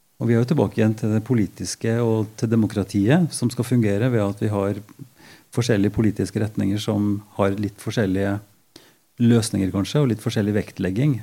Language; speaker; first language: Norwegian; native; Norwegian